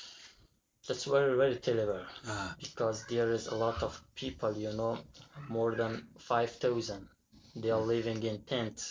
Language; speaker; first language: English; non-native, learner; Persian